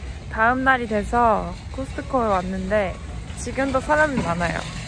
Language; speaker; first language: Korean; native; Korean